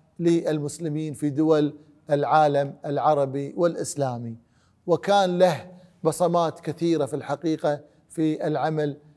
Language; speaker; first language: Arabic; native; Arabic